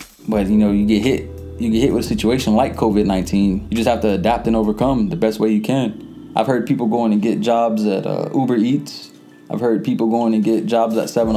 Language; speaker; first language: English; early bilingual, other home language; Jamaican Creole English